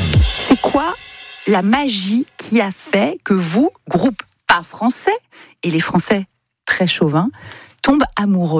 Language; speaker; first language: French; native; French